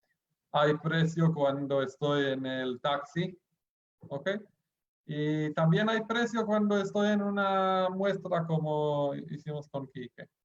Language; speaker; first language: Spanish; non-native, fluent; Hebrew